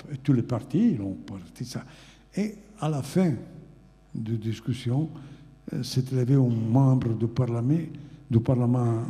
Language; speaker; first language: French; non-native, fluent; Italian